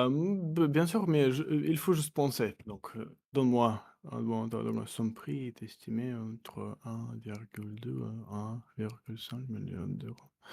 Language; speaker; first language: French; non-native, learner; Russian